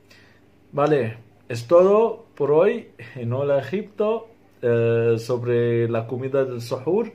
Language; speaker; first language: Spanish; non-native, fluent; Arabic